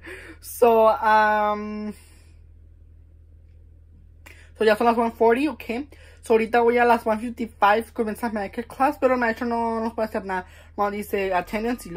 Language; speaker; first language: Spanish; early bilingual, heritage; Spanish